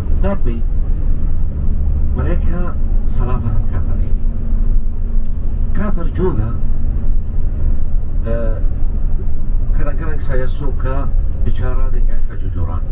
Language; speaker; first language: Indonesian; non-native, fluent; Arabic